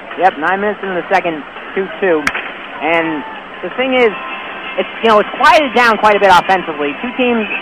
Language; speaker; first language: English; native; English